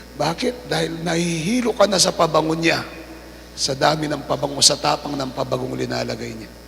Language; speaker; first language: Filipino; non-native, local second language; Pampanga